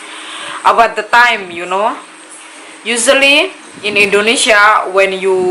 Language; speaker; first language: English; non-native, learner; Indonesian